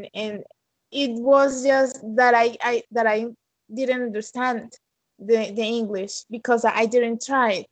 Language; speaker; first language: English; non-native, fluent; Spanish